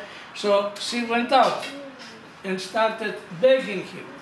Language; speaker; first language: English; non-native, fluent; Greek